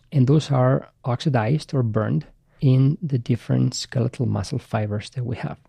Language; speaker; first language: English; non-native, fluent; Spanish